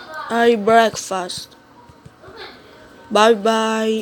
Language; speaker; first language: English; non-native, learner; Italian